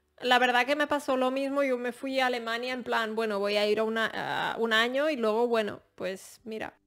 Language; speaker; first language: Spanish; native; Spanish